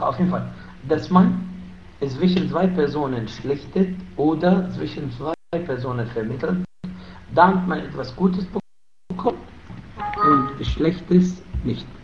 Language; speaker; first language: German; non-native, fluent; Arabic